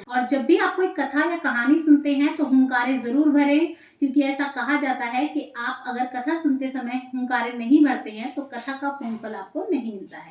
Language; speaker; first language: Hindi; native; Hindi